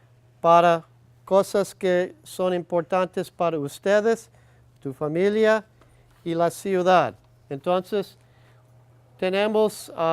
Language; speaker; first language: Spanish; non-native, learner; English